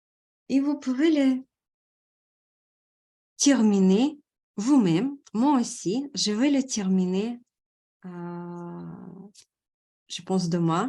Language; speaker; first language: French; non-native, fluent; Russian